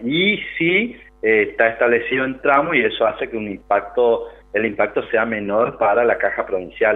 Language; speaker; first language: Spanish; native; Spanish